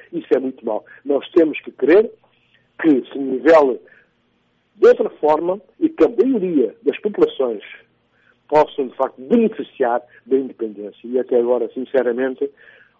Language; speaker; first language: Portuguese; non-native, local second language; Upper Guinea Crioulo